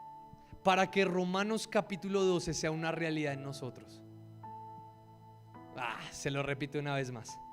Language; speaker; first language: Spanish; native; Spanish